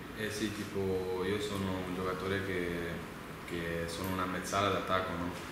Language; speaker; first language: Italian; non-native, learner; Spanish